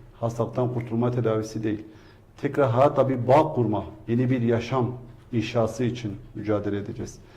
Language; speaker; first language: Turkish; non-native, local second language; Kurdish